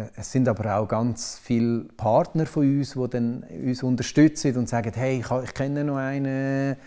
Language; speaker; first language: German; native; German